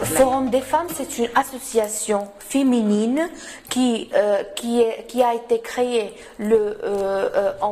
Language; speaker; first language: French; non-native, local second language; Arabic